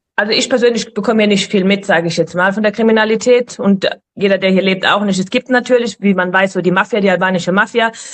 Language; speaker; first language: German; native; German